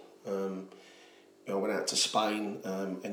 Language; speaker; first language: English; native; English